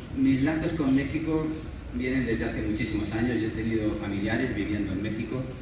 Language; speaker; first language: Spanish; native; Spanish